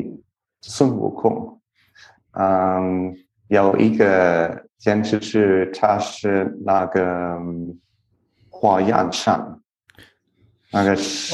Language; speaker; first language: Chinese; non-native, learner; English